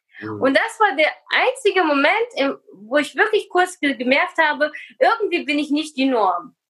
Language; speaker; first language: German; early bilingual, other home language; Russian